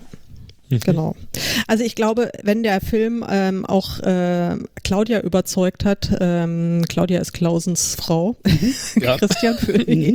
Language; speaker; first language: German; native; German